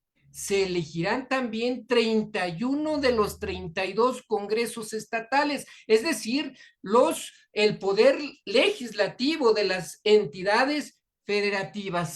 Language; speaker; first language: Spanish; native; Spanish